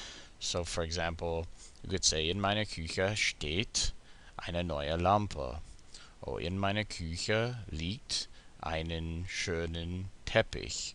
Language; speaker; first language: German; non-native, fluent; English